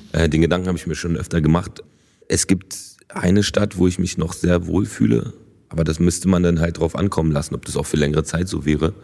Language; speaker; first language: German; early bilingual, other home language; Polish